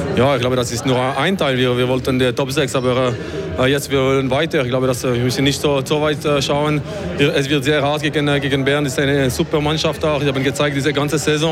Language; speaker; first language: German; non-native, fluent; French